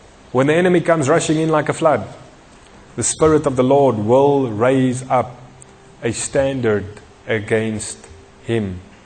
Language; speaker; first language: English; non-native, local second language; Afrikaans